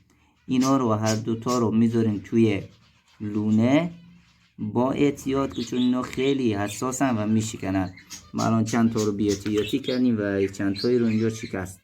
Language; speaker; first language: Persian; native; Persian